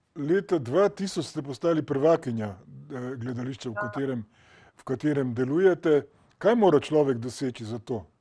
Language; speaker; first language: Slovenian; native; Slovenian